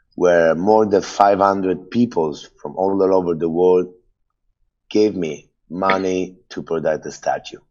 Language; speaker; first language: English; non-native, fluent; Italian